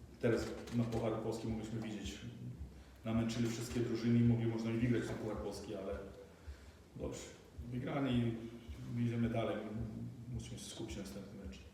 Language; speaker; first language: Polish; non-native, learner; Croatian